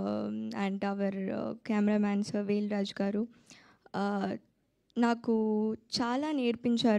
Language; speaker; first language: Telugu; non-native, fluent; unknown